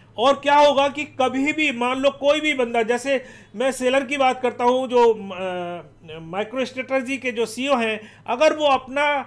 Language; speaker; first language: Hindi; native; Hindi